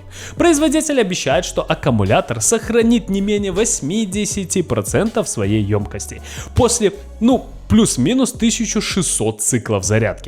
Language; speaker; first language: Russian; native; Russian